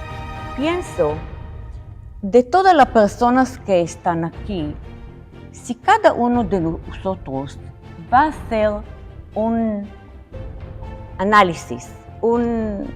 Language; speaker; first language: Spanish; non-native, fluent; Hebrew